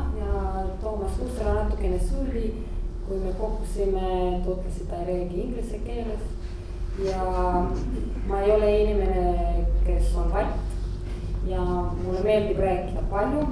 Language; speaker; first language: Estonian; non-native, learner; Croatian